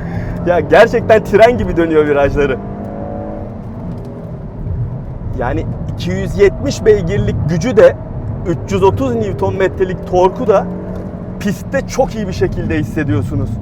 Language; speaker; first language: Turkish; native; Turkish